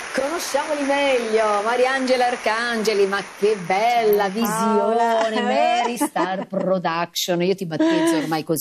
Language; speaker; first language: Italian; native; Italian